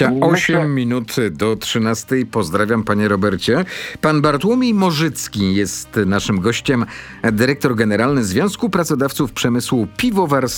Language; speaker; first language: Polish; native; Polish